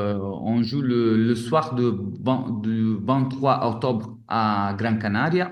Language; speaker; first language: French; non-native, fluent; Italian